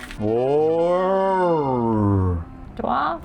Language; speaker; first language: Korean; non-native, learner; Japanese